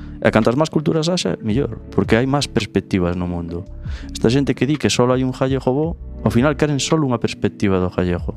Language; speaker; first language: Galician; native; Galician